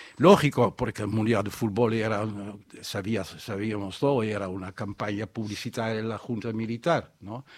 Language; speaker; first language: Spanish; non-native, fluent; Dutch